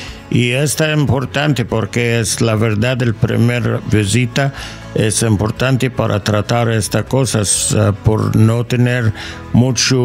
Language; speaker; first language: Spanish; non-native, learner; English